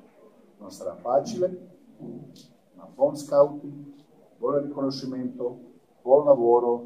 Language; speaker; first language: Italian; non-native, fluent; Croatian